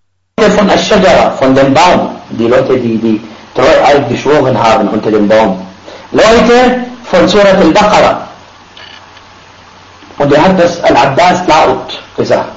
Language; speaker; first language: German; non-native, fluent; Arabic